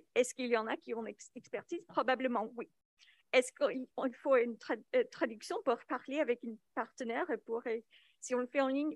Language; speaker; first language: French; non-native, local second language; English